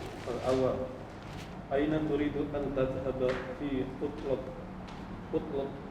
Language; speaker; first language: Arabic; non-native, learner; Indonesian